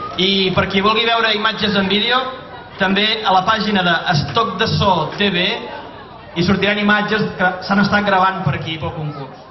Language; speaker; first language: Catalan; native; Catalan